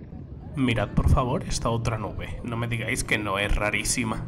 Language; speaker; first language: Spanish; native; Spanish